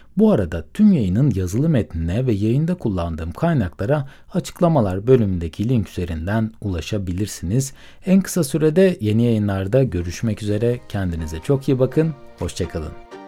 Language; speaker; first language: Turkish; native; Turkish